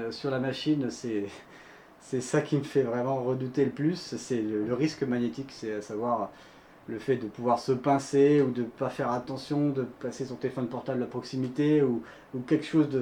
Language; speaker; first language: French; native; French